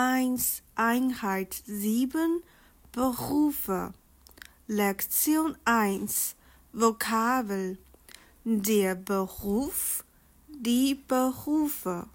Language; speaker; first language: German; non-native, fluent; Chinese